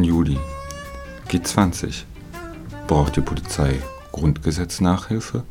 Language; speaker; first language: German; native; German